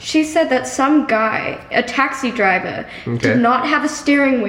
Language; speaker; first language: English; non-native, local second language; Afrikaans